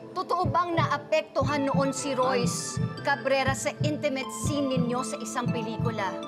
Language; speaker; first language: Filipino; native; Filipino